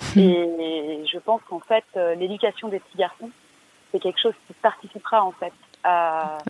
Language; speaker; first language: French; native; French